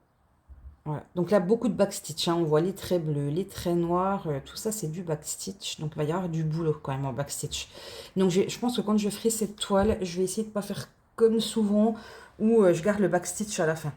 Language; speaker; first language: French; native; French